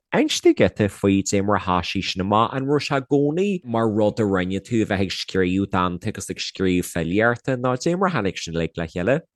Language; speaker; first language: Irish; native; Irish